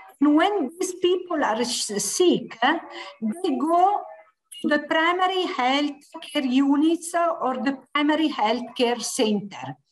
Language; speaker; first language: English; non-native, fluent; Italian